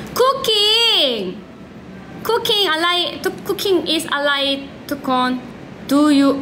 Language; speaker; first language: English; non-native, learner; Thai